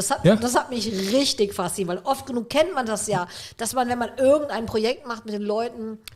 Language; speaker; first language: German; native; German